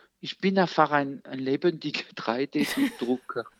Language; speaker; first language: German; non-native, fluent; French